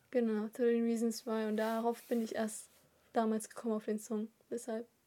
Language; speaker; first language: German; early bilingual, other home language; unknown